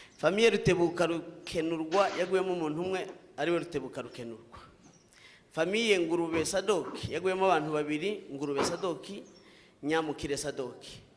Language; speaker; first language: Kinyarwanda; native; Kinyarwanda